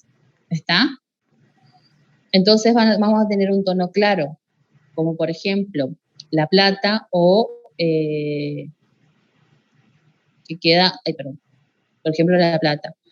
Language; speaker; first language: Spanish; native; Spanish